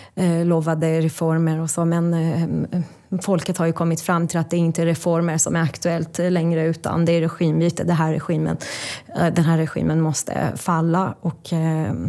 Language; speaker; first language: Swedish; non-native, fluent; Persian